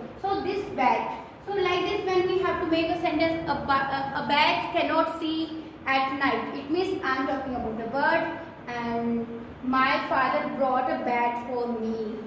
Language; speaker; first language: English; non-native, local second language; Hindi